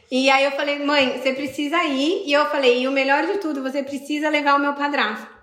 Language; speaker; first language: Portuguese; native; Portuguese